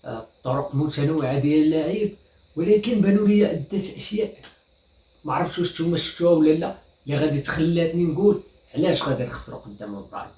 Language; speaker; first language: Arabic; native; Arabic